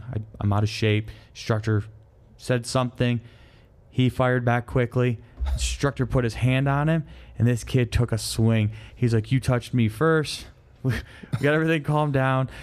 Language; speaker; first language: English; native; English